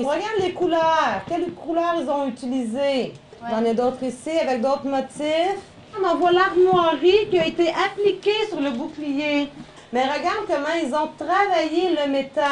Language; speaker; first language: French; native; French